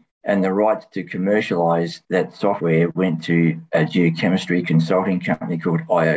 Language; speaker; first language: English; native; English